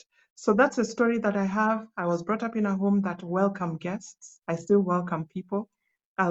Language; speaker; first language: English; non-native, local second language; Luo (Kenya and Tanzania)